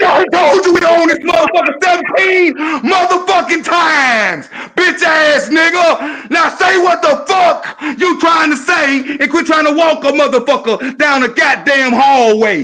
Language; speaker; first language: English; native; English